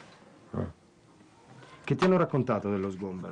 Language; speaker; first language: Italian; native; Italian